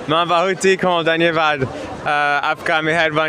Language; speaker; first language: Hindi; non-native, learner; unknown